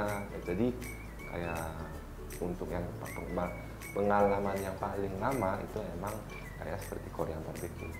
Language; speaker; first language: Indonesian; non-native, fluent; Korean